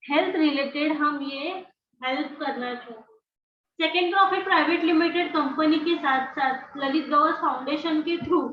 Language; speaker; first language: Hindi; non-native, local second language; Marathi